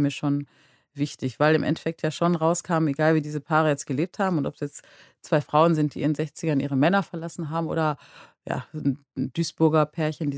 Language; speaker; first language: German; native; German